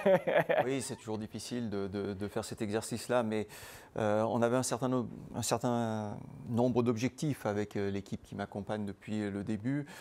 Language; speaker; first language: French; native; French